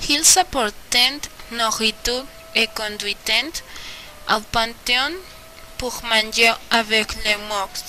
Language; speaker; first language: French; non-native, learner; Spanish